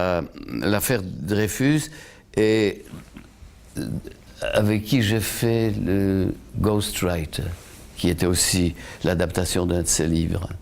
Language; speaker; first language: French; non-native, fluent; Polish